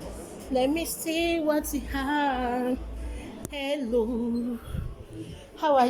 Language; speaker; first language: English; non-native, learner; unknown